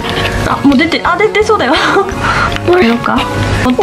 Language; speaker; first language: Japanese; native; Japanese